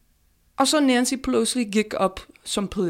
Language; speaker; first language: Danish; non-native, fluent; English